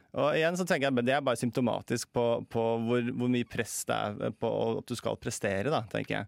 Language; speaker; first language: Norwegian; native; Norwegian